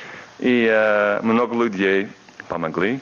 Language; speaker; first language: Russian; non-native, learner; English